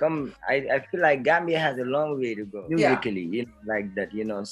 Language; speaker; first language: English; non-native, local second language; Mandingo